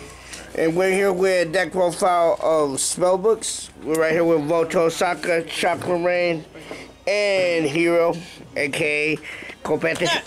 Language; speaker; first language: English; native; English